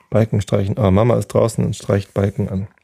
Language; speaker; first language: German; native; German